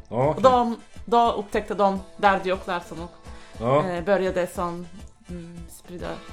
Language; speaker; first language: Swedish; non-native, fluent; Turkish